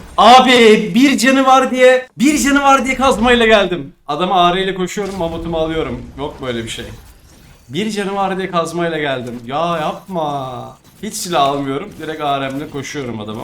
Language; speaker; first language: Turkish; native; Turkish